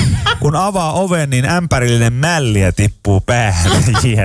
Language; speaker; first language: Finnish; native; Finnish